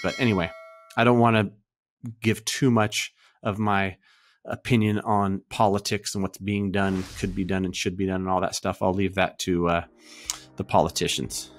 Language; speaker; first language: English; native; English